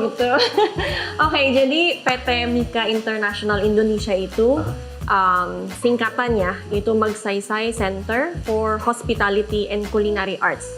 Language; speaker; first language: Indonesian; non-native, learner; Filipino